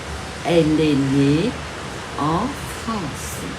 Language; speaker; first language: French; non-native, fluent; Vietnamese